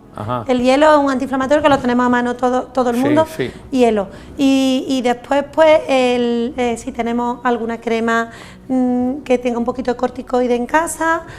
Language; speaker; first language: Spanish; native; Spanish